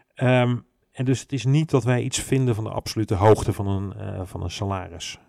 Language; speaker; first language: Dutch; native; Dutch